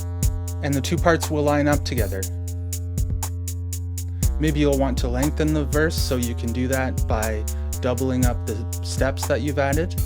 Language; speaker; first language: English; native; English